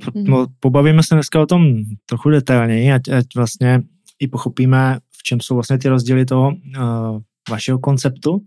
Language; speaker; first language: Czech; native; Czech